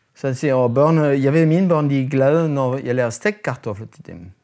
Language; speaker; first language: Danish; non-native, fluent; French